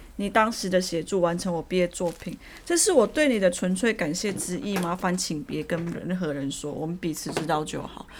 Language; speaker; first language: Chinese; native; Chinese